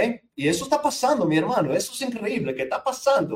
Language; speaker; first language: Spanish; non-native, fluent; English